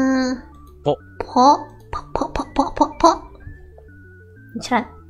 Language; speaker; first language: Japanese; non-native, learner; Indonesian